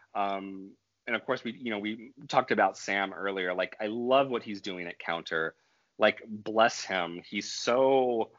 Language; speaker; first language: English; native; English